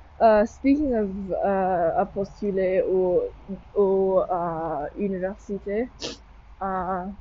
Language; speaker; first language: French; non-native, learner; English